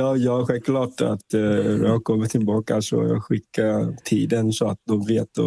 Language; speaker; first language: Swedish; non-native, fluent; Vietnamese